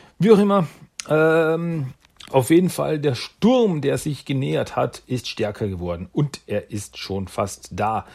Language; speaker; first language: German; native; German